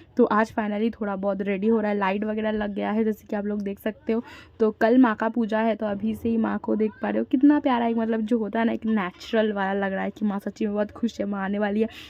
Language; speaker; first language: Hindi; non-native, local second language; Bangla